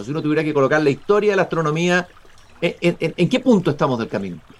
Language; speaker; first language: Spanish; native; Spanish